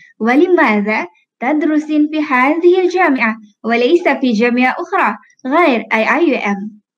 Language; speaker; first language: Arabic; non-native, fluent; Malay